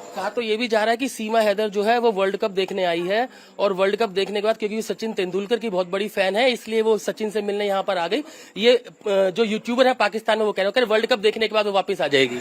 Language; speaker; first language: Hindi; native; Hindi